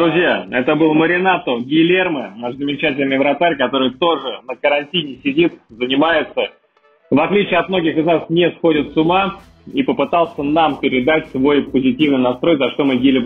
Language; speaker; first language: Russian; native; Russian